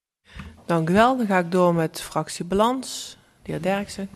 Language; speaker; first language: Dutch; native; Dutch